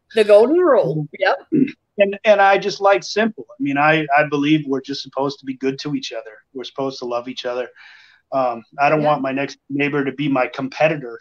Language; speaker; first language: English; native; English